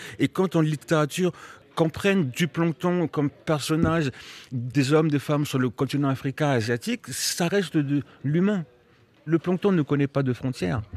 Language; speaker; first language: French; early bilingual, other home language; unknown